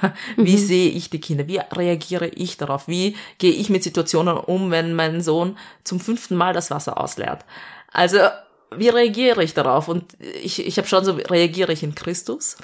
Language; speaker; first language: German; early bilingual, other home language; Malayalam